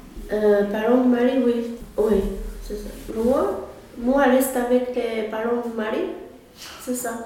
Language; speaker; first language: French; non-native, learner; Albanian